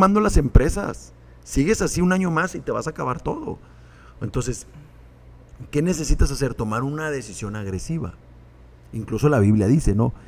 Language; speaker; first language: Spanish; native; Spanish